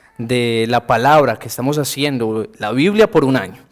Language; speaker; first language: Spanish; native; Spanish